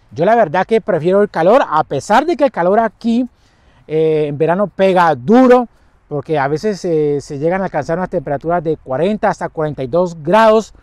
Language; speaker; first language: Spanish; native; Spanish